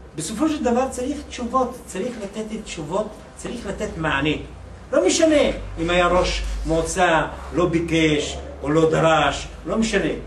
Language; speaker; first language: Hebrew; non-native, local second language; Arabic